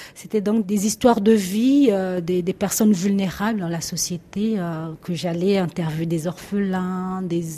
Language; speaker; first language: French; non-native, local second language; Lingala